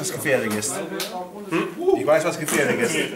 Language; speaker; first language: German; native; German